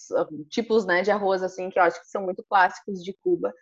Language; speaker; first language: Portuguese; native; Portuguese